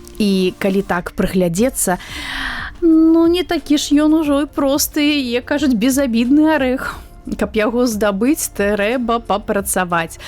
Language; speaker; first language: Belarusian; native; Belarusian